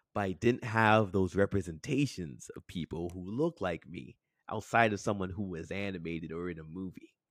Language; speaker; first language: English; native; English